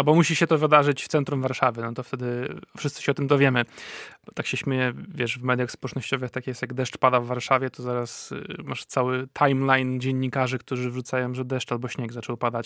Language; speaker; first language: Polish; native; Polish